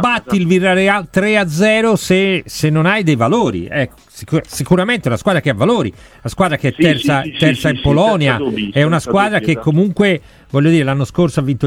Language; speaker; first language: Italian; native; Italian